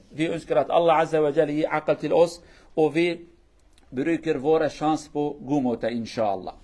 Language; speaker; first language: Swedish; non-native, learner; Kurdish